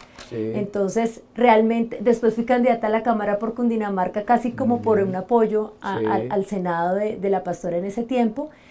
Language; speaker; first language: Spanish; native; Spanish